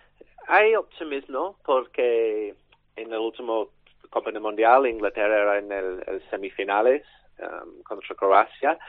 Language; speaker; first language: Spanish; non-native, learner; English